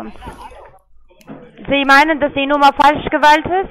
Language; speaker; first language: German; non-native, learner; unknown